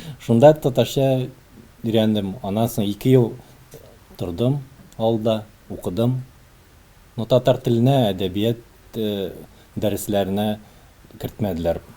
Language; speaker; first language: Tatar; early bilingual, heritage; Tatar